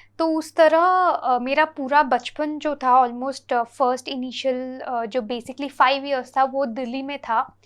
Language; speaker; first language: Hindi; non-native, local second language; Telugu